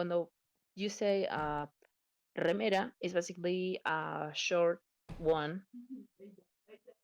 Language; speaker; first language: English; non-native, learner; Spanish